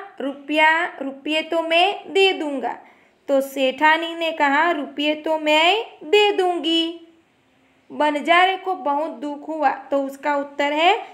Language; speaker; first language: Hindi; non-native, local second language; Gujarati